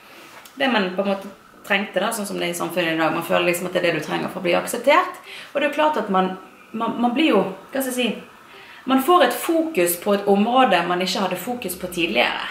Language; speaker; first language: Norwegian; native; Norwegian